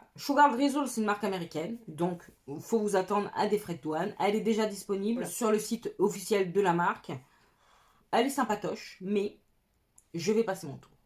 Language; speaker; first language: French; native; French